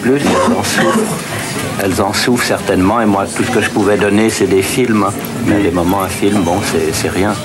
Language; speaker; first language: French; native; French